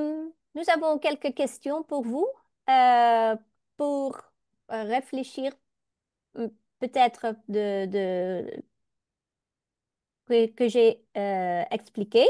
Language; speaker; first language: French; non-native, learner; Dutch